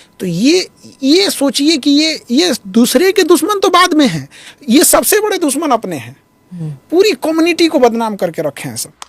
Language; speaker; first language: Hindi; native; Hindi